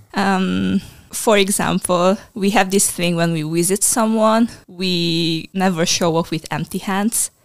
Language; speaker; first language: English; non-native, fluent; Hungarian